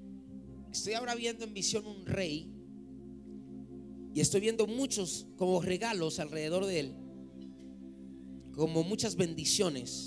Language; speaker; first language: Spanish; native; Spanish